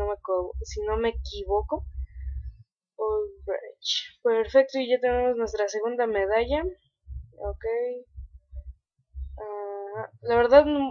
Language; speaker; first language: Spanish; native; Spanish